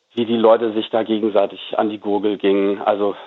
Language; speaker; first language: German; native; German